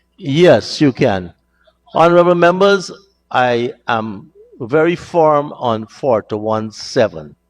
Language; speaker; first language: English; native; English